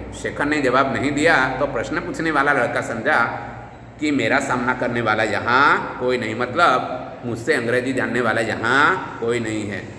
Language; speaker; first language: Hindi; non-native, local second language; Gujarati